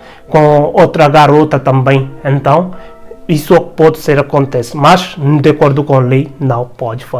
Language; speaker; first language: Portuguese; non-native, learner; Hindi